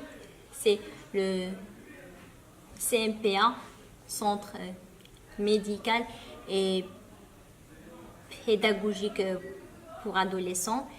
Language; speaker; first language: French; early bilingual, other home language; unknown